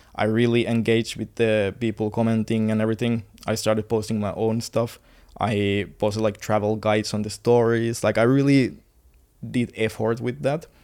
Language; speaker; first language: English; non-native, fluent; Finnish